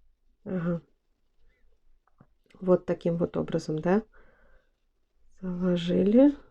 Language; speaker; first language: Russian; native; Russian